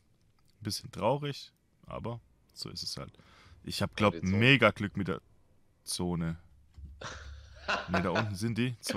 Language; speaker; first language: German; native; German